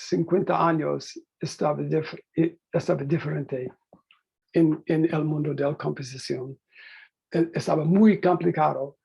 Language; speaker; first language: Spanish; non-native, learner; English